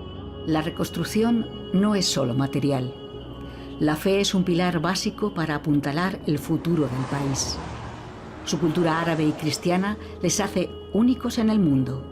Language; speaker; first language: Spanish; native; Spanish